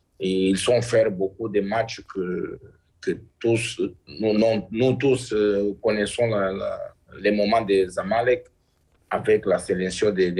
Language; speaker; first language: French; non-native, learner; Portuguese